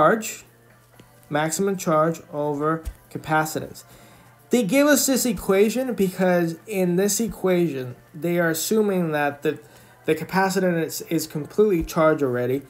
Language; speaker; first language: English; native; English